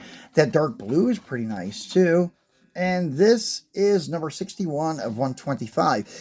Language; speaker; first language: English; native; English